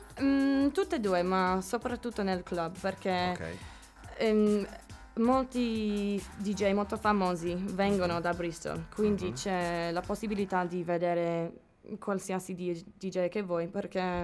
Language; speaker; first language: Italian; non-native, learner; English